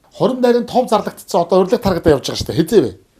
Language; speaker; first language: Mongolian; native; Mongolian